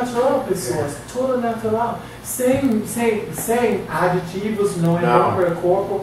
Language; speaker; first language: Portuguese; non-native, learner; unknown